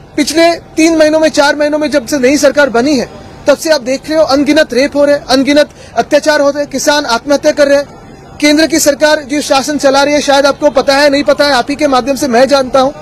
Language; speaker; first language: Hindi; non-native, local second language; Marathi